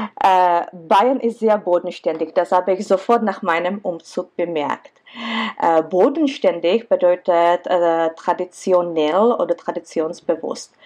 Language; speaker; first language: German; non-native, fluent; Czech